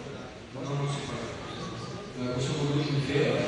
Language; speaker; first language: French; native; French